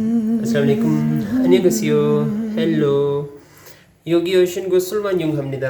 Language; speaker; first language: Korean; non-native, learner; Urdu